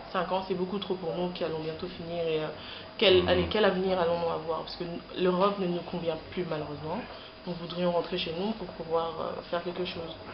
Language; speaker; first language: French; non-native, local second language; Lingala